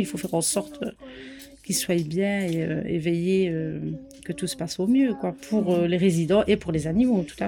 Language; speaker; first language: French; native; French